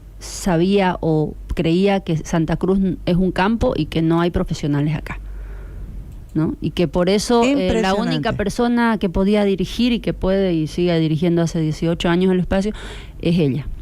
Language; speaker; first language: Spanish; native; Spanish